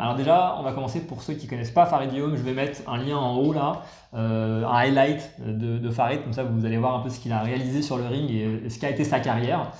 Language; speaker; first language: French; native; French